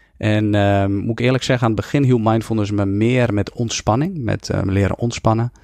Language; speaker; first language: Dutch; native; Dutch